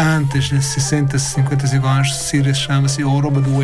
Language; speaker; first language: Portuguese; non-native, learner; Arabic